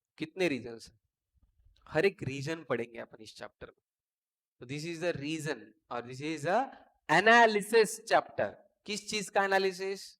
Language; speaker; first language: Hindi; non-native, local second language; Marathi